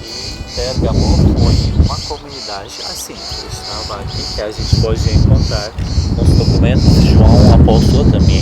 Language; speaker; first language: Portuguese; non-native, fluent; Turkish